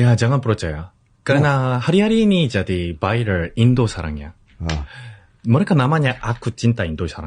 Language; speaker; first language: Indonesian; non-native, fluent; Korean